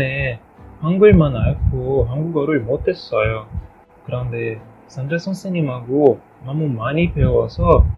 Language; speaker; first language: Korean; non-native, learner; Portuguese